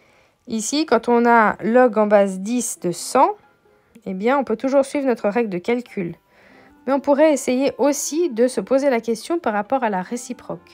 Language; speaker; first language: French; native; French